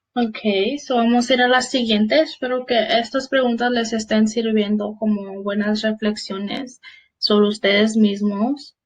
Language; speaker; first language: Spanish; early bilingual, heritage; Spanish